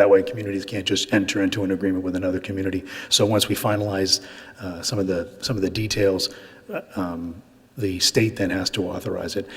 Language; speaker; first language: English; native; English